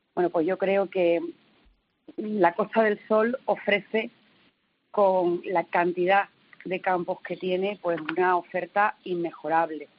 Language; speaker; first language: Spanish; native; Spanish